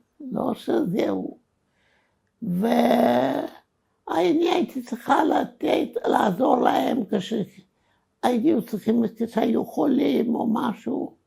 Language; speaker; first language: Hebrew; non-native, fluent; Romanian